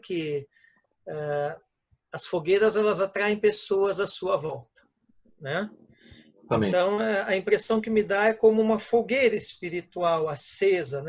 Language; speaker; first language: Portuguese; native; Portuguese